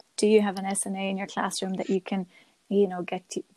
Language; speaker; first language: English; native; English